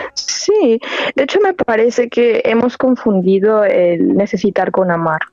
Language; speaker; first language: Spanish; native; Spanish